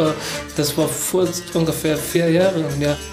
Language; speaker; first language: German; non-native, learner; Persian